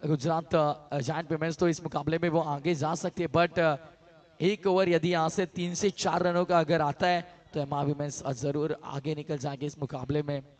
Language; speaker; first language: Hindi; non-native, local second language; Marathi